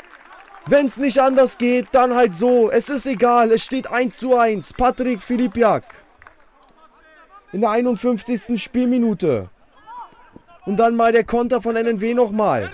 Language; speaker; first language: German; native; German